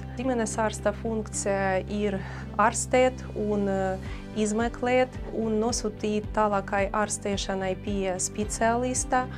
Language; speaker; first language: Latvian; non-native, fluent; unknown